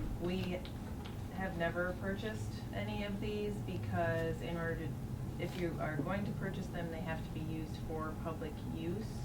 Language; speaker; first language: English; native; English